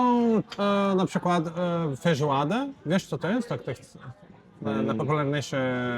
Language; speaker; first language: Polish; non-native, fluent; Portuguese